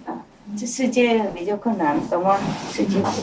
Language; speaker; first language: Chinese; non-native, fluent; Vietnamese